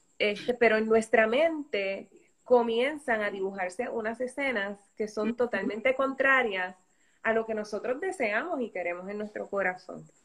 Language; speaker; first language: Spanish; native; Spanish